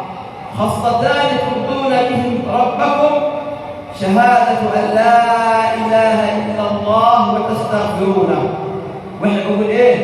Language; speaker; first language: Arabic; native; Arabic